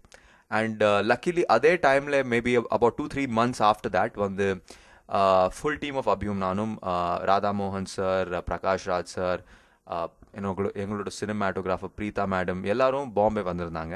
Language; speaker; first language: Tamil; early bilingual, heritage; Tamil